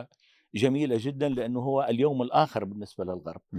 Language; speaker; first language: Arabic; native; Arabic